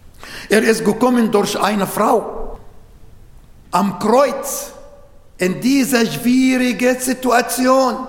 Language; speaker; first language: German; non-native, learner; Arabic